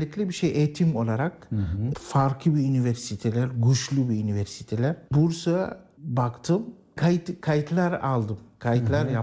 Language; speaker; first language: Turkish; non-native, learner; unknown